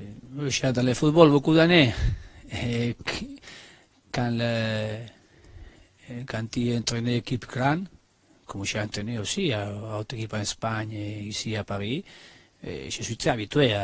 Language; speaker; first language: French; non-native, learner; Spanish